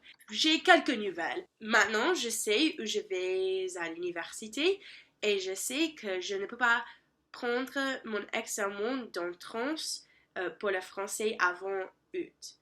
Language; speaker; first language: French; non-native, learner; English